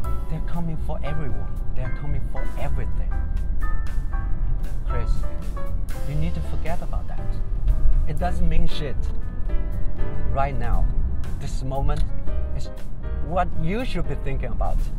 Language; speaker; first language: English; non-native, fluent; Chinese